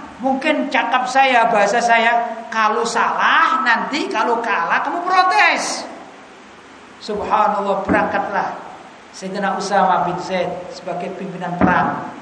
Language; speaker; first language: Indonesian; native; Indonesian